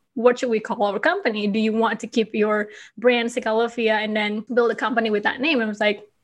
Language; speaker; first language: English; non-native, fluent; Indonesian